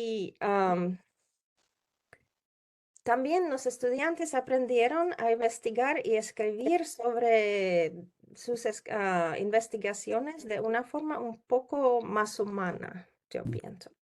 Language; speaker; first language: Spanish; non-native, learner; Czech